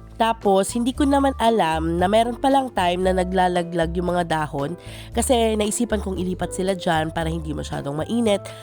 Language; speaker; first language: Filipino; non-native, local second language; Cebuano